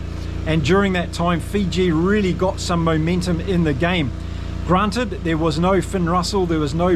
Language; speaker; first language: English; native; English